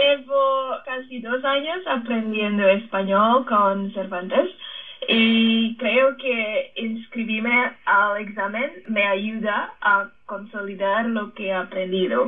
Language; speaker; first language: Spanish; non-native, fluent; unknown